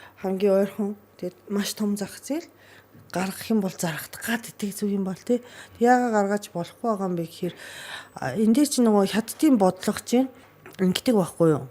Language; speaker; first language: Mongolian; non-native, fluent; Japanese